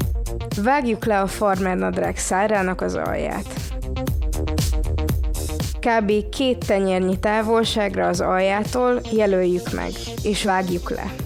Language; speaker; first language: Hungarian; native; Hungarian